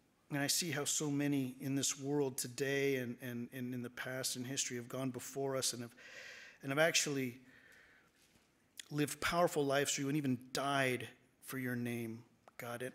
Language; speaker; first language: English; native; English